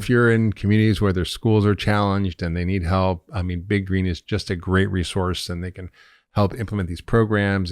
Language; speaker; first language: English; native; English